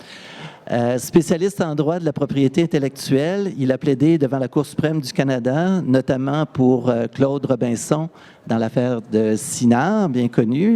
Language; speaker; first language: French; native; French